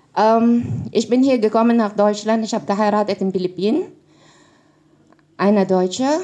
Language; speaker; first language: German; non-native, learner; Filipino